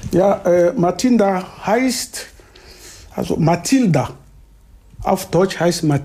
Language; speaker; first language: German; non-native, fluent; Lingala